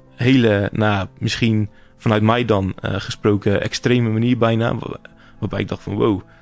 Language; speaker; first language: Dutch; native; Dutch